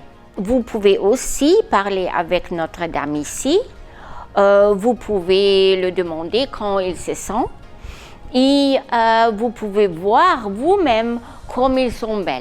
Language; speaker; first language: French; non-native, learner; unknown